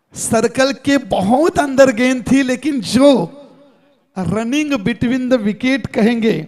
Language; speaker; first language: Hindi; non-native, local second language; Marathi